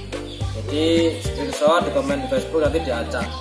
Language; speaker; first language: Indonesian; native; Indonesian